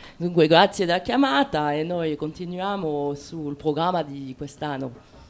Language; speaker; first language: Italian; native; Italian